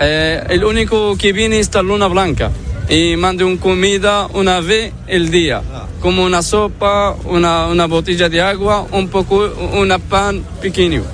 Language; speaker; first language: Spanish; non-native, learner; Arabic